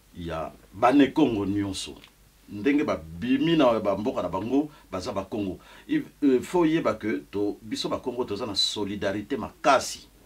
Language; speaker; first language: Lingala; non-native, local second language; Kongo